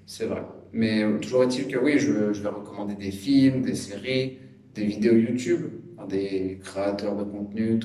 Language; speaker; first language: French; native; French